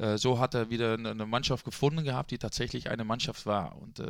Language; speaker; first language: German; non-native, fluent; Dutch